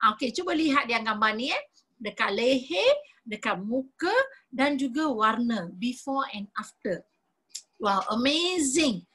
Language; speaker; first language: Malay; non-native, local second language; Tamil